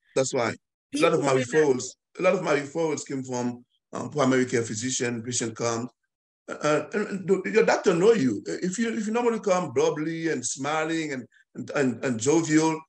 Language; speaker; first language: English; non-native, fluent; Haitian Creole